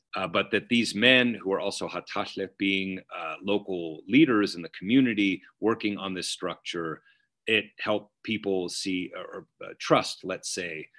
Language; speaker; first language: English; native; English